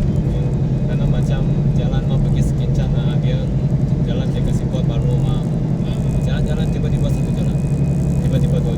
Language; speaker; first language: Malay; non-native, local second language; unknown